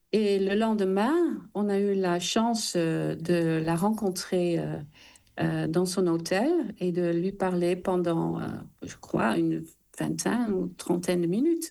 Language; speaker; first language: French; non-native, fluent; Dutch